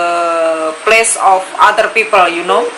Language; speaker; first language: English; non-native, learner; Indonesian